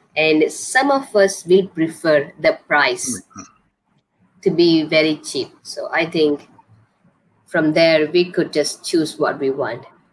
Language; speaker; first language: English; non-native, local second language; Tamil